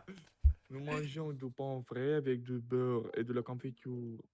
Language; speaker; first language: French; non-native, learner; Russian